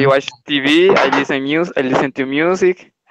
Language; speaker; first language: English; non-native, learner; Spanish